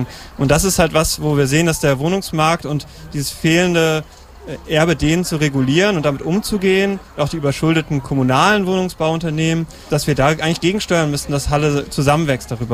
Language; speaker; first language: German; native; German